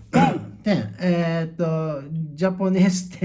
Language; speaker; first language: Portuguese; non-native, learner; Japanese